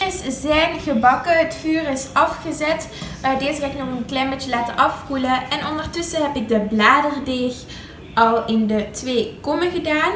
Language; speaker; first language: Dutch; native; Dutch